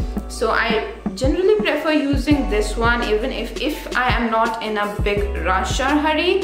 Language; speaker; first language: English; non-native, local second language; Bangla